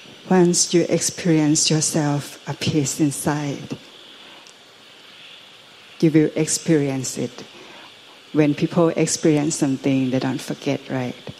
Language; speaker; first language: English; non-native, fluent; Thai